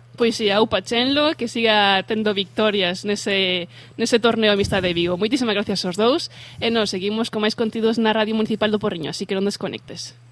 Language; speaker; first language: Galician; native; Galician